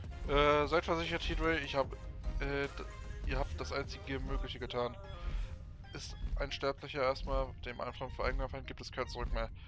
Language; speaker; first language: German; native; German